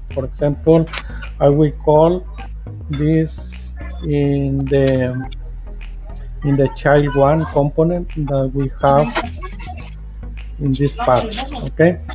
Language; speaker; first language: English; non-native, fluent; Spanish